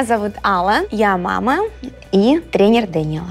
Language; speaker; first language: Russian; native; Russian